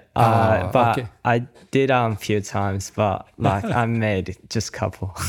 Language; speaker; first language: English; non-native, learner; Japanese